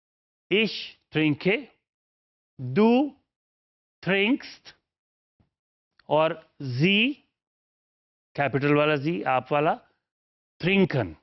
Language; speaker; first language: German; non-native, fluent; Urdu